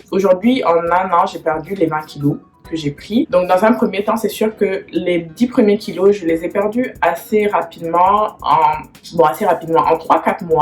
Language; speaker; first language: French; native; French